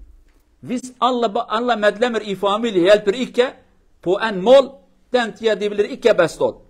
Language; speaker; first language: Swedish; non-native, learner; Kurdish